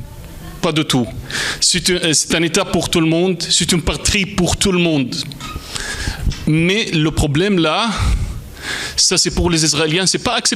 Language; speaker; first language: French; non-native, fluent; Arabic